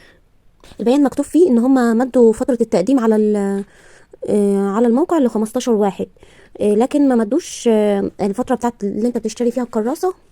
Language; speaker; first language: Arabic; native; Arabic